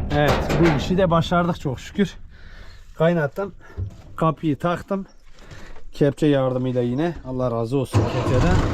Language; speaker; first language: Turkish; native; Turkish